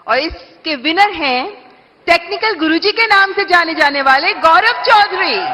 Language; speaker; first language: Hindi; native; Hindi